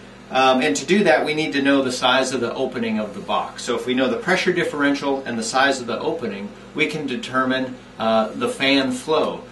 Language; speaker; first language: English; native; English